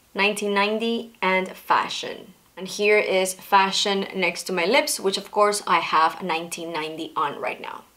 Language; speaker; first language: English; non-native, fluent; Spanish